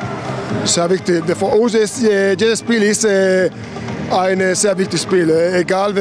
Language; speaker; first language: German; non-native, fluent; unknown